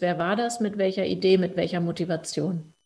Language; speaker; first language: German; native; German